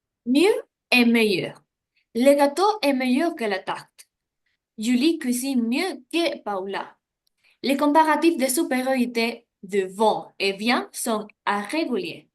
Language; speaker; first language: French; non-native, learner; Spanish